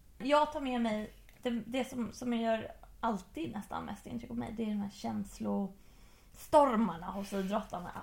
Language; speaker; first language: Swedish; native; Swedish